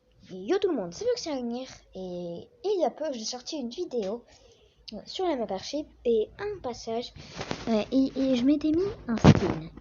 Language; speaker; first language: French; native; French